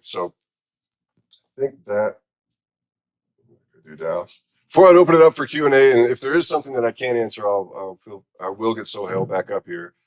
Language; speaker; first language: English; native; English